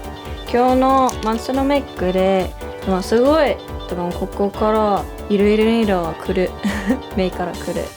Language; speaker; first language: Japanese; non-native, learner; English